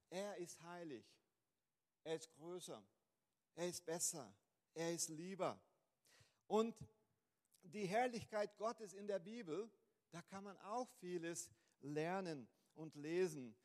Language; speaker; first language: German; non-native, fluent; Portuguese